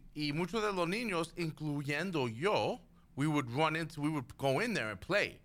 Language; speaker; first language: Spanish; early bilingual, heritage; Spanish